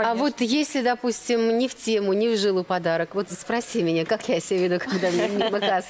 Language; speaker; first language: Russian; native; Russian